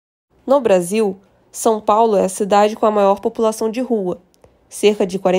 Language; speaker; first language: Portuguese; native; Portuguese